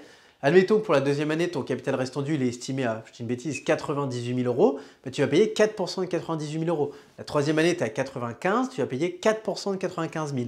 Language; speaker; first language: French; native; French